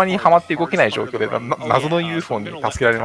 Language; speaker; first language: Japanese; native; Japanese